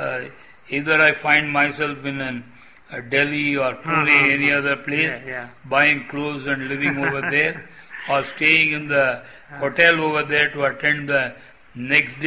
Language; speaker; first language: English; non-native, local second language; Tamil